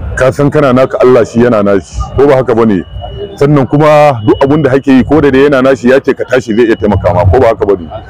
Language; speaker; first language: Hausa; non-native, local second language; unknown